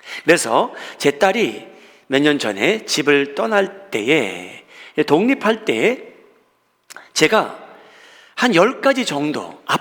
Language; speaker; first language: Korean; native; Korean